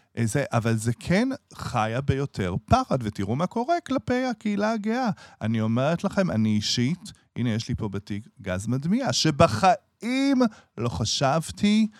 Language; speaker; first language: Hebrew; native; Hebrew